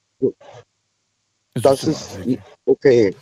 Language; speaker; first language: German; non-native, fluent; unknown